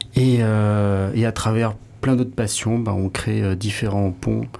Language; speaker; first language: French; native; French